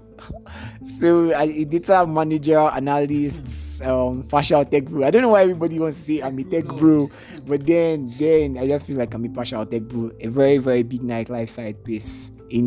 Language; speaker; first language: English; non-native, local second language; Igbo